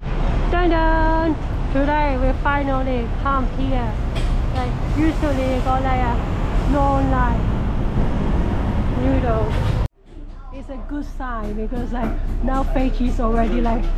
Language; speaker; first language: English; non-native, local second language; Cantonese